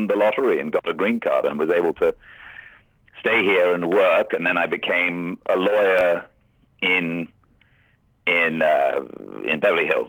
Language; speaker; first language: English; native; English